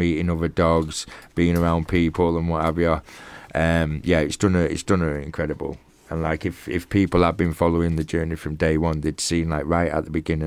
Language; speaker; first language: English; native; English